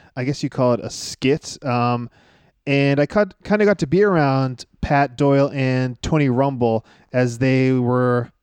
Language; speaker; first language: English; native; English